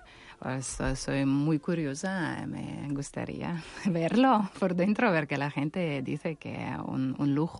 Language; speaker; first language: Spanish; non-native, learner; Russian